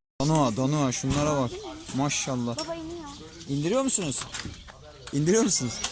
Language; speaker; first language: Turkish; native; Turkish